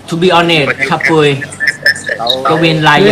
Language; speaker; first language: English; non-native, learner; Thai